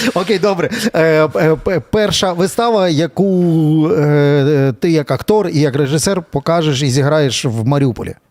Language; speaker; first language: Ukrainian; native; Ukrainian